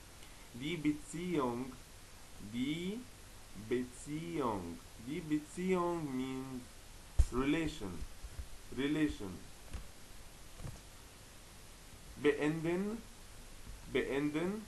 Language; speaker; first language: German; non-native, fluent; Arabic